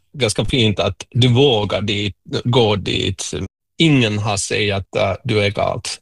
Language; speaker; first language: Swedish; non-native, local second language; Finnish